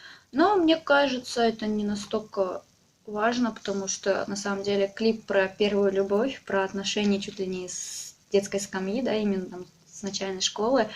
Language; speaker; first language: Russian; native; Russian